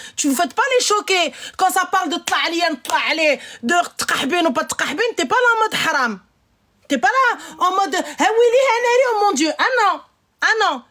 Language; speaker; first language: French; early bilingual, other home language; Arabic